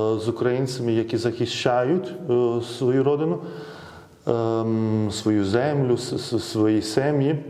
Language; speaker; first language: Ukrainian; non-native, fluent; Lithuanian